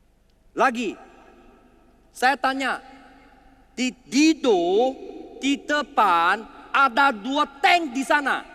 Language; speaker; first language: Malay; non-native, learner; Chinese